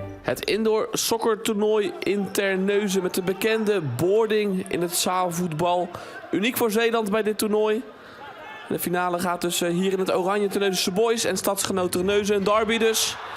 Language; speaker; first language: Dutch; native; Dutch